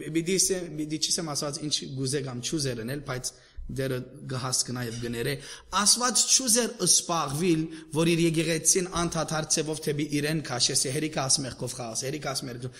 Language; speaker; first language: Armenian; early bilingual, heritage; Armenian